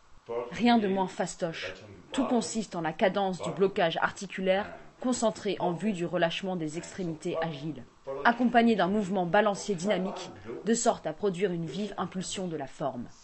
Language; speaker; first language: French; native; French